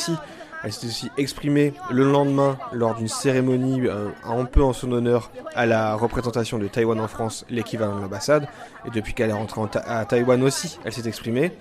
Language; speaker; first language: French; native; French